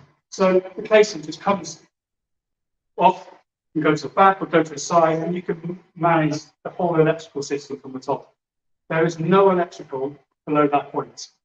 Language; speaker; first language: English; native; English